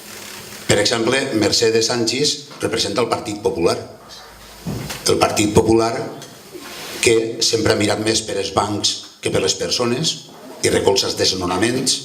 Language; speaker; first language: Catalan; native; Catalan